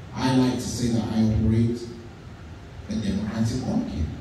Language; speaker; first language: English; native; English